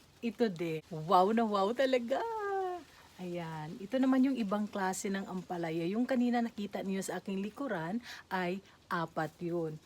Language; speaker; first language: Filipino; native; Filipino